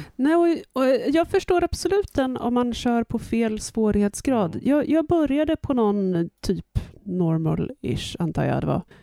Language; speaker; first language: Swedish; native; Swedish